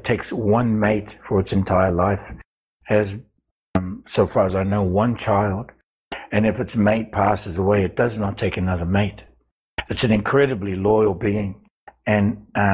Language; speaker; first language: English; native; English